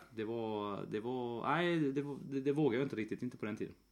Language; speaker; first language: Swedish; early bilingual, other home language; Spanish